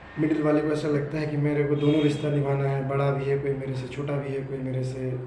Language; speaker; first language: Hindi; native; Hindi